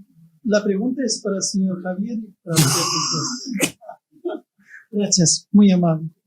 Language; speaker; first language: Spanish; non-native, fluent; Pashto